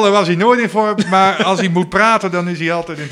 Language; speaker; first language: Dutch; native; Dutch